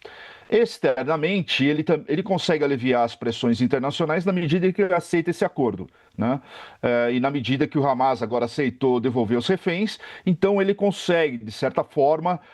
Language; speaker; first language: Portuguese; native; Portuguese